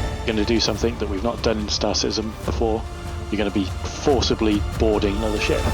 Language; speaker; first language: English; native; English